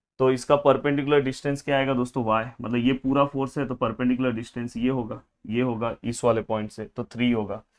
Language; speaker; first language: Hindi; non-native, local second language; Marathi